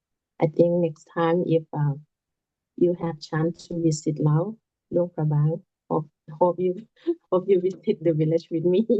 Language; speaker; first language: English; non-native, learner; Lao